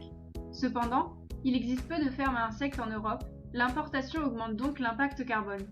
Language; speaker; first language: French; native; French